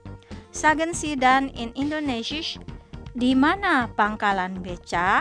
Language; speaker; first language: German; non-native, fluent; Indonesian